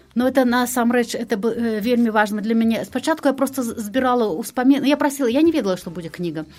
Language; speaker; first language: Belarusian; non-native, local second language; Russian